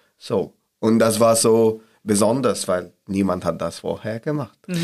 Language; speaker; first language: German; non-native, learner; Arabic